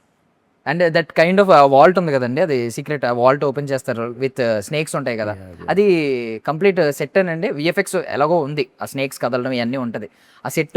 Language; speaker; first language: Telugu; native; Telugu